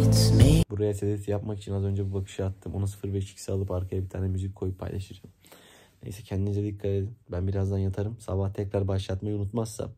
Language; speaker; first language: Turkish; native; Turkish